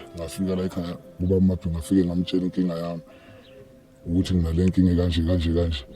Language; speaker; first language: Zulu; native; Zulu